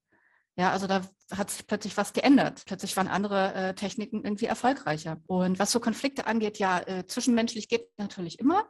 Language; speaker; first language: German; native; German